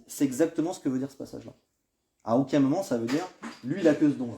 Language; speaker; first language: French; native; French